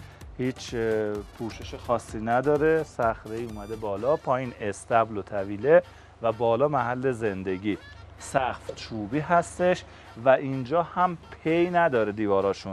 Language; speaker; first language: Persian; native; Persian